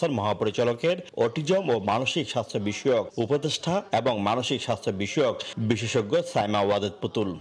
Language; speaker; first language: English; non-native, fluent; Japanese